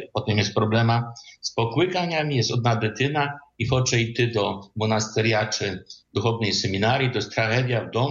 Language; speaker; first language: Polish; non-native, learner; Ukrainian